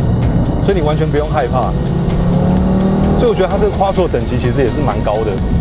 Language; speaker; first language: Chinese; native; Chinese